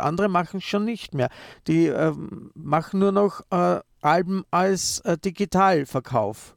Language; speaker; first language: German; native; German